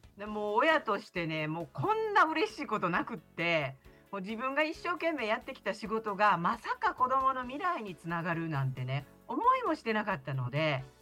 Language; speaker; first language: Japanese; native; Japanese